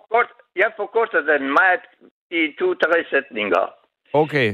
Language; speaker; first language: Danish; non-native, learner; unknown